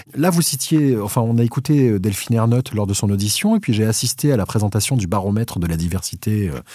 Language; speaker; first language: French; native; French